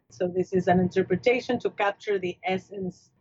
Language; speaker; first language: English; non-native, fluent; Spanish